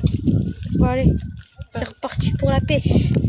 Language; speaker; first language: French; native; French